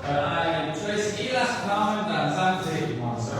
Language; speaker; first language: Spanish; non-native, learner; English